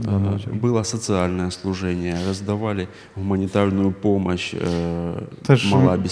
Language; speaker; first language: Polish; non-native, learner; Russian